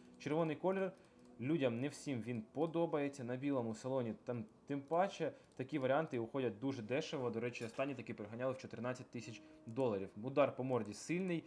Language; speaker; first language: Ukrainian; non-native, local second language; Russian